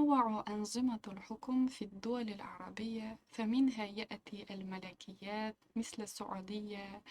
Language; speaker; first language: Arabic; non-native, local second language; Uzbek